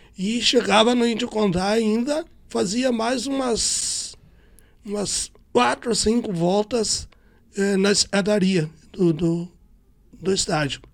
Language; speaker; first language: Portuguese; native; Portuguese